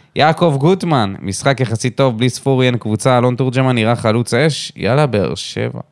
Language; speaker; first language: Hebrew; native; Hebrew